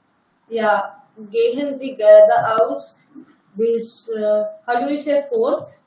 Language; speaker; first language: German; non-native, learner; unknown